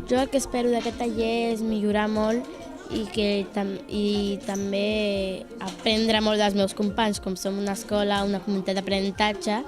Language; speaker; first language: Catalan; early bilingual, other home language; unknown